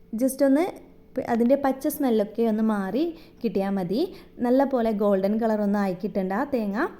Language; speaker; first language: Malayalam; native; Malayalam